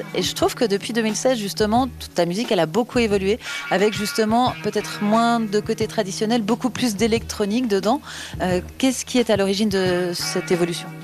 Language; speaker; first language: French; native; French